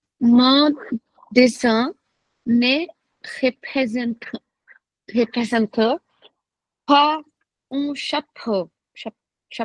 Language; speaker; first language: French; non-native, learner; Portuguese